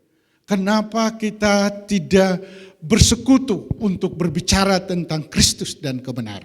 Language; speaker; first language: Indonesian; native; Indonesian